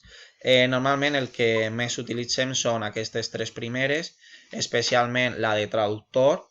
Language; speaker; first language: Catalan; non-native, local second language; Spanish